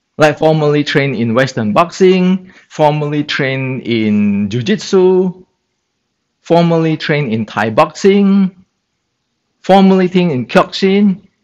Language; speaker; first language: English; non-native, fluent; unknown